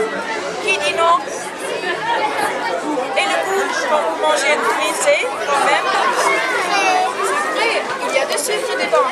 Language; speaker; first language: French; non-native, fluent; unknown